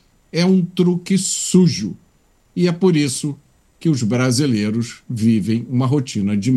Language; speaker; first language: Portuguese; native; Portuguese